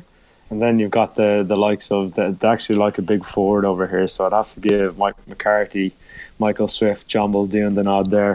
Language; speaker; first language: English; native; English